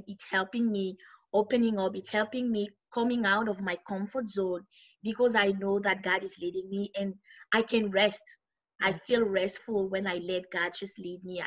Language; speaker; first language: English; non-native, fluent; French